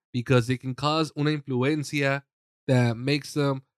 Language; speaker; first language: English; early bilingual, other home language; Spanish